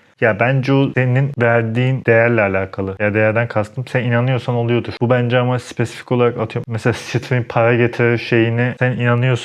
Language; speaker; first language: Turkish; native; Turkish